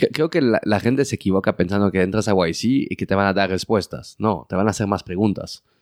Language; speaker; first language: Spanish; early bilingual, heritage; French